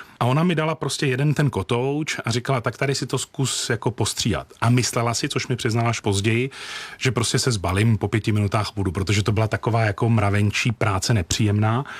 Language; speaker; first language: Czech; native; Czech